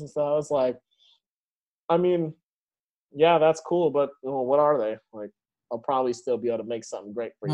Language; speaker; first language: English; native; English